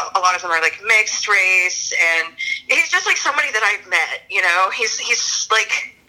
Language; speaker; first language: English; native; English